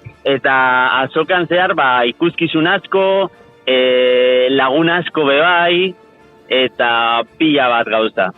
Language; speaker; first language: Basque; non-native, local second language; Spanish